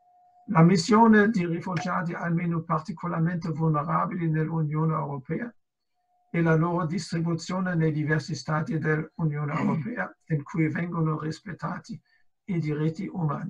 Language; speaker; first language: Italian; non-native, fluent; German